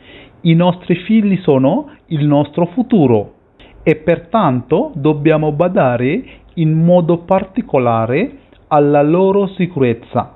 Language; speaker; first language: Italian; non-native, fluent; Sinhala